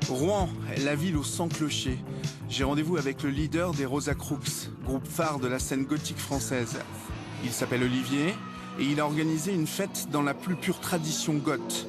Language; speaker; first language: French; native; French